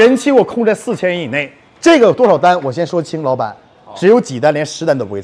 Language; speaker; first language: Chinese; native; Chinese